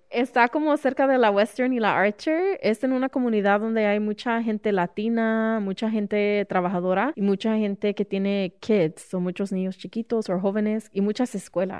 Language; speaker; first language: Spanish; early bilingual, heritage; Spanish